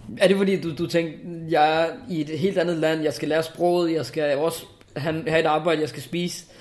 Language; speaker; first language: Danish; native; Danish